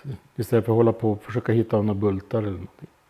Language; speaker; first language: Swedish; native; Swedish